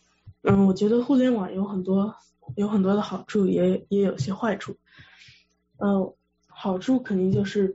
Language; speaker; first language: Chinese; early bilingual, heritage; Chinese